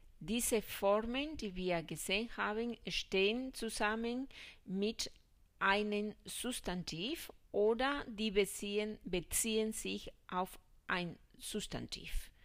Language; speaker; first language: German; non-native, fluent; Spanish